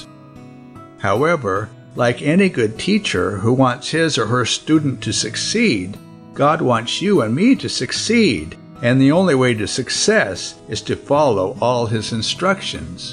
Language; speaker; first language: English; non-native, local second language; Yoruba